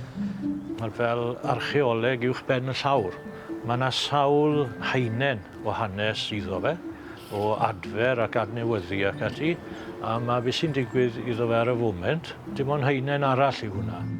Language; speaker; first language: Welsh; native; Welsh